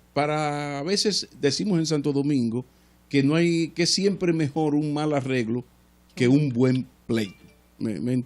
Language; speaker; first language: Spanish; native; Spanish